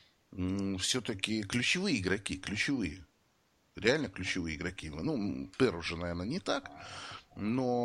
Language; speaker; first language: Russian; native; Russian